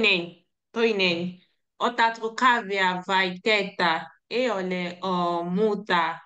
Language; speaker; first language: Finnish; non-native, learner; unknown